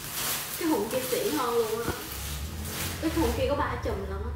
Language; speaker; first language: Chinese; non-native, learner; Vietnamese